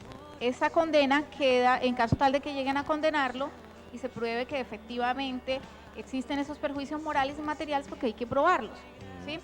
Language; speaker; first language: Spanish; native; Spanish